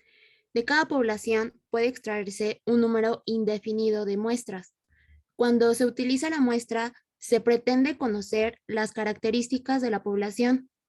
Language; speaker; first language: Spanish; native; Spanish